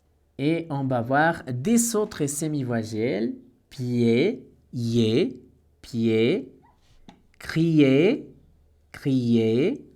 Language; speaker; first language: French; non-native, fluent; Spanish